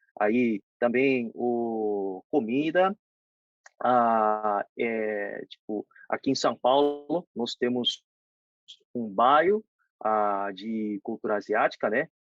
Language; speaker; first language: Portuguese; non-native, fluent; Korean